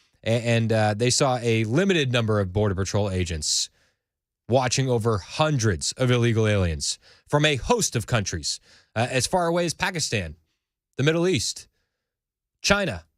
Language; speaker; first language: English; native; English